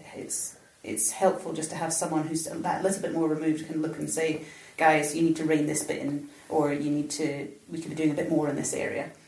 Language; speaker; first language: English; native; English